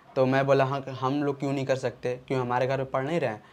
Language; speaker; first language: Hindi; native; Hindi